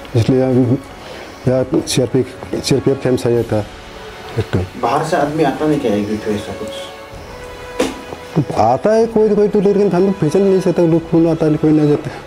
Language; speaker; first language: Hindi; non-native, local second language; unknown